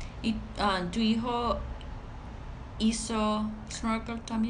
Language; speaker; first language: Spanish; non-native, learner; English